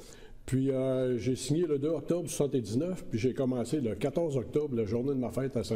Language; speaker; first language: French; native; French